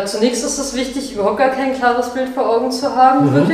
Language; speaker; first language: German; native; German